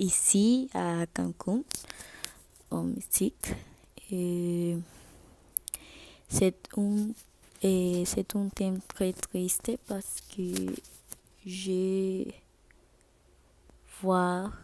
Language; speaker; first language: French; non-native, learner; Spanish